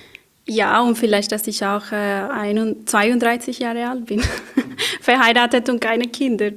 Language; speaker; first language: German; non-native, fluent; Spanish